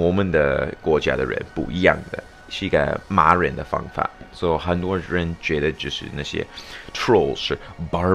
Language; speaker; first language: Chinese; non-native, fluent; English